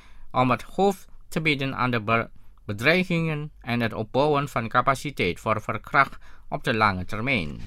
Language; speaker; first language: Dutch; non-native, fluent; Indonesian